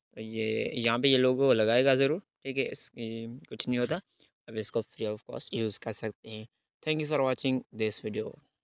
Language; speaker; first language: Urdu; native; Urdu